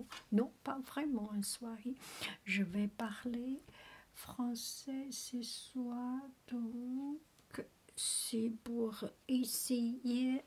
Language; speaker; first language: French; non-native, learner; Chinese